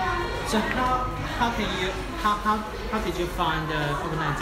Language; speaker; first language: English; non-native, fluent; Cantonese